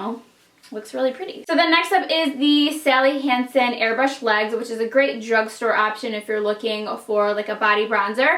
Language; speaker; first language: English; native; English